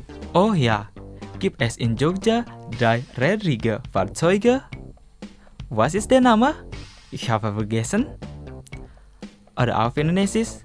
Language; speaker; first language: German; non-native, fluent; Indonesian